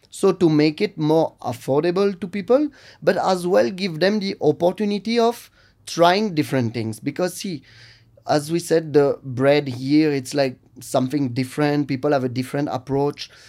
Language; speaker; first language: English; non-native, fluent; French